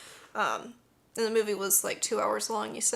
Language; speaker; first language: English; native; English